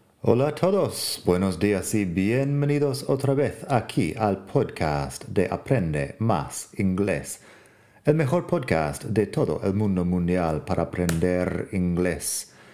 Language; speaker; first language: Spanish; non-native, fluent; English